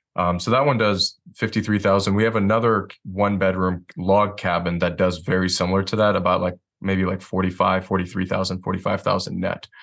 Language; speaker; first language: English; native; English